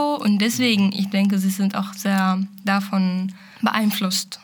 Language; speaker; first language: German; non-native, fluent; Arabic